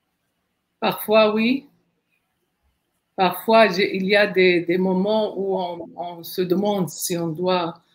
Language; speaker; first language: French; non-native, fluent; Arabic